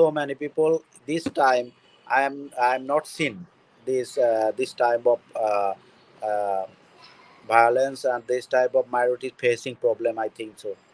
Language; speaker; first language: English; non-native, learner; Bangla